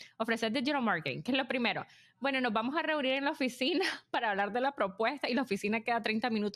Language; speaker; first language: Spanish; native; Spanish